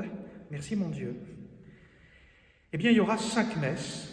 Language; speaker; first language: French; native; French